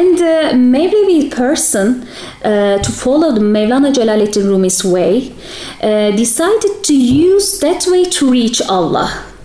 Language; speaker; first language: English; non-native, fluent; Turkish